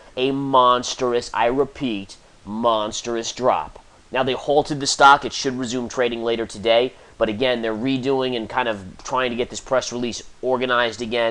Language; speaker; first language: English; native; English